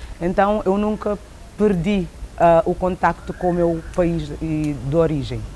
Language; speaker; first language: Portuguese; non-native, local second language; Upper Guinea Crioulo